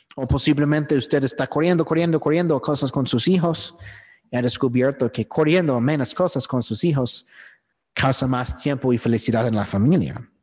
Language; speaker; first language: Spanish; non-native, fluent; English